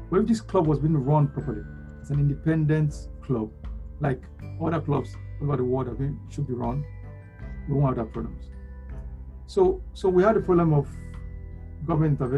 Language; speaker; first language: English; non-native, local second language; Yoruba